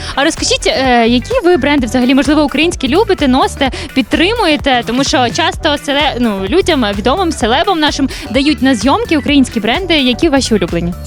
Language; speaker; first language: Ukrainian; native; Ukrainian